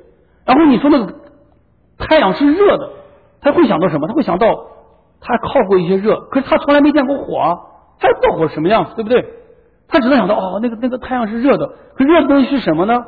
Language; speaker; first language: Chinese; native; Chinese